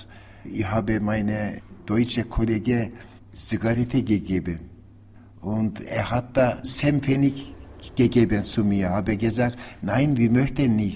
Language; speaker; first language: German; non-native, learner; Turkish